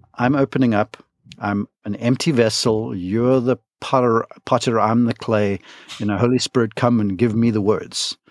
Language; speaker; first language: English; native; English